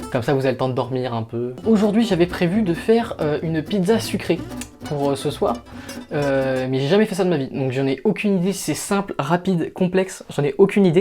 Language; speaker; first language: French; native; French